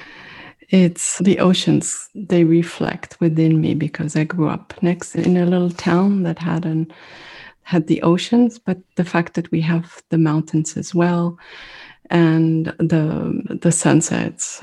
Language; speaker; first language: English; non-native, fluent; French